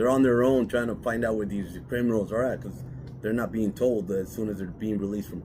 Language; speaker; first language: English; native; English